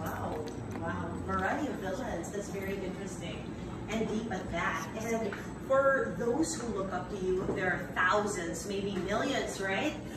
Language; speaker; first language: English; non-native, local second language; Filipino